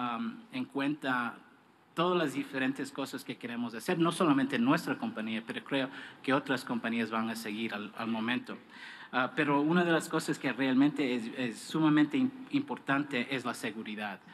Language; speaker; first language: Spanish; non-native, fluent; English